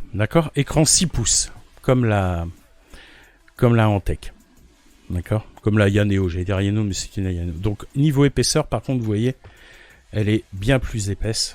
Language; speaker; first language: French; native; French